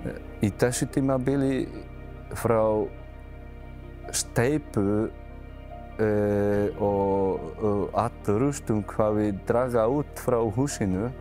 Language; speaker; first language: Icelandic; non-native, learner; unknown